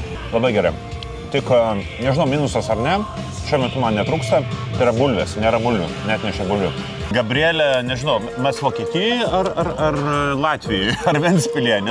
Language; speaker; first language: Lithuanian; native; Lithuanian